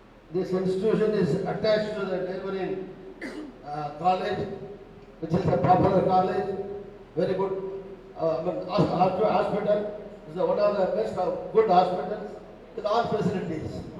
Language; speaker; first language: English; non-native, local second language; Tamil